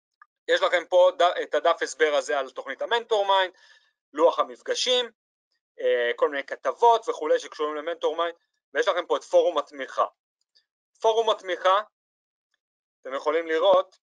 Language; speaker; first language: Hebrew; native; Hebrew